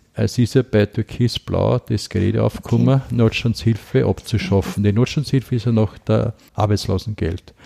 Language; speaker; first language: German; native; German